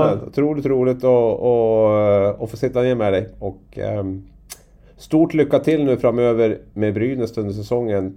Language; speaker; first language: Swedish; native; Swedish